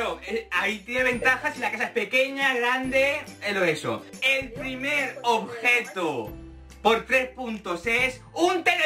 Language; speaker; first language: Spanish; native; Spanish